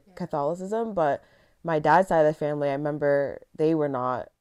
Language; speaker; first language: English; early bilingual, other home language; Yoruba